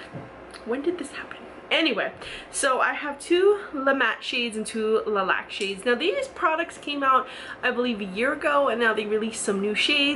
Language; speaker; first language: English; native; English